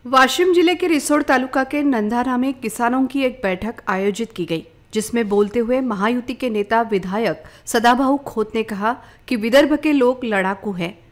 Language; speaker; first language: Hindi; non-native, local second language; Marathi